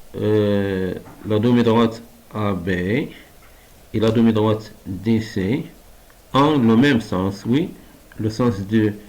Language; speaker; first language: French; non-native, local second language; Arabic